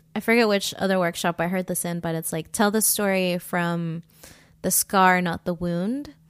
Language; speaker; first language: English; early bilingual, other home language; Spanish